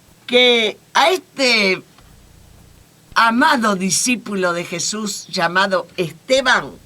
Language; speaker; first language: Spanish; native; Spanish